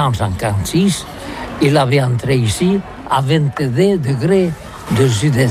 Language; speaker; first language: French; non-native, learner; Catalan